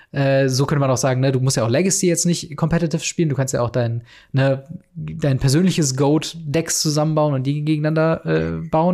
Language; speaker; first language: German; native; German